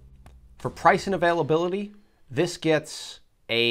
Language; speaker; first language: English; native; English